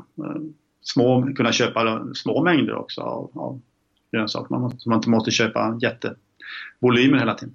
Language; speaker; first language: Swedish; native; Swedish